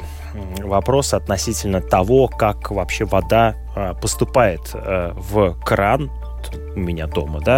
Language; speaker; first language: Russian; native; Russian